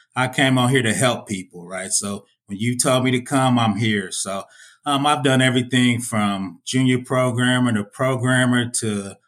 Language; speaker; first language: English; native; English